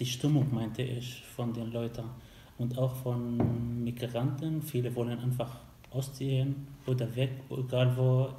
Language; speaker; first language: German; non-native, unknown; Arabic